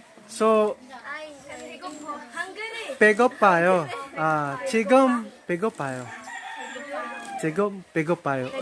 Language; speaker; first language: Korean; non-native, learner; Cebuano